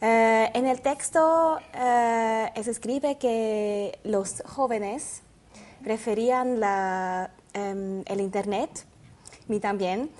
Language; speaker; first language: Spanish; non-native, learner; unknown